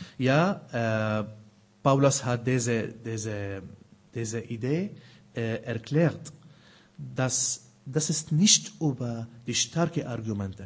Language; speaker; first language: German; non-native, fluent; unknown